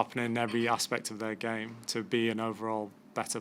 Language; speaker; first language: English; native; English